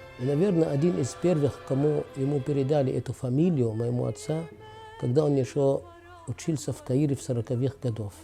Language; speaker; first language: Russian; non-native, fluent; Arabic